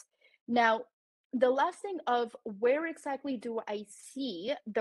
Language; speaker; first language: English; non-native, fluent; Spanish